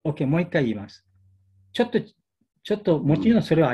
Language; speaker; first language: Japanese; non-native, learner; Bangla